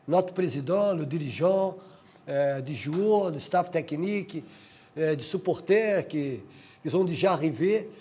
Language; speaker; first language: French; non-native, fluent; Portuguese